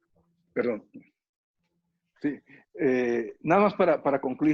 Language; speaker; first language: Spanish; native; Spanish